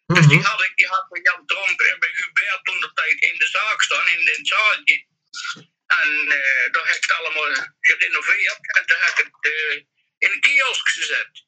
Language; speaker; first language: Dutch; native; Dutch